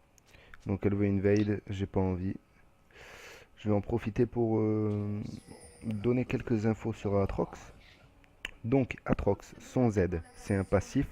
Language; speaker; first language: French; native; French